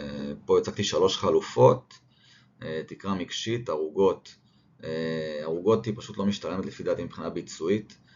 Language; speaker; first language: Hebrew; native; Hebrew